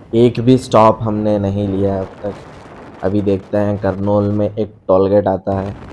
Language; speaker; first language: Hindi; non-native, local second language; Urdu